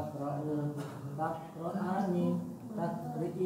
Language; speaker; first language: Arabic; non-native, learner; Indonesian